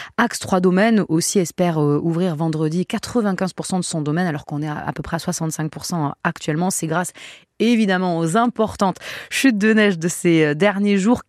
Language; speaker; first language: French; native; French